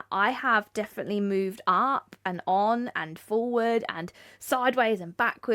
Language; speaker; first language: English; native; English